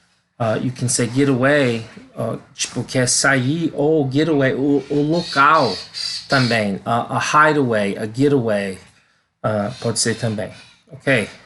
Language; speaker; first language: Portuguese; non-native, learner; English